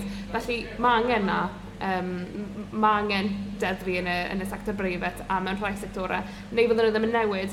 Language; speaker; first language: Welsh; native; Welsh